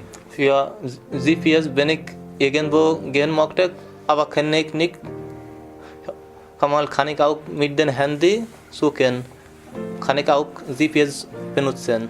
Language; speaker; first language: German; non-native, learner; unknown